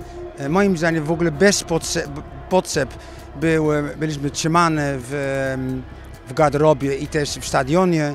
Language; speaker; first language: Polish; non-native, learner; Dutch